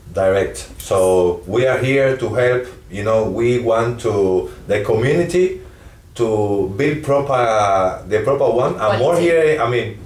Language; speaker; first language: English; non-native, learner; Spanish